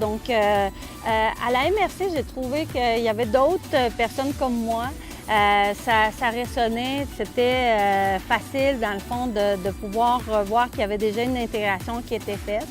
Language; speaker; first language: French; non-native, fluent; Spanish